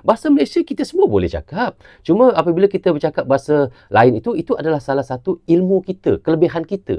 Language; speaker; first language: Malay; native; Malay